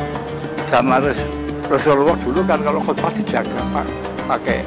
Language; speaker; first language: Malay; non-native, local second language; Javanese